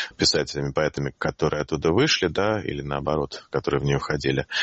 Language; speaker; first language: Russian; native; Russian